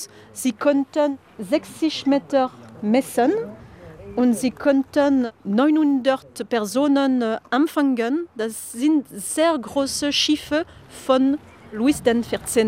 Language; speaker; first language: German; non-native, fluent; French